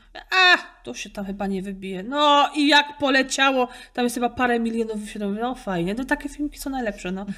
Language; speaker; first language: Polish; native; Polish